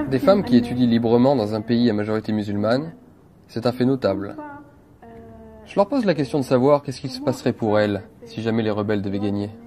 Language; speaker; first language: French; native; French